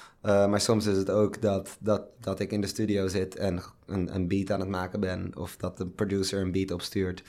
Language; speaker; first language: Dutch; native; Dutch